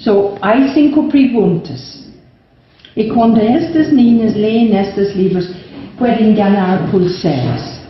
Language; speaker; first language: Spanish; non-native, fluent; English